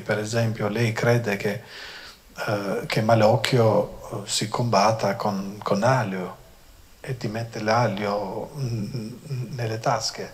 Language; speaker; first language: Italian; non-native, fluent; Albanian